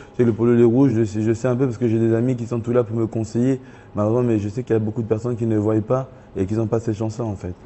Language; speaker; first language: French; early bilingual, other home language; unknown